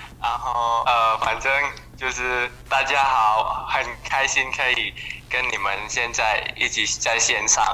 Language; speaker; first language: Chinese; non-native, fluent; Indonesian